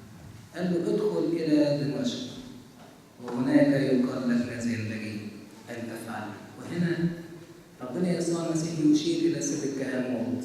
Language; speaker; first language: Arabic; native; Arabic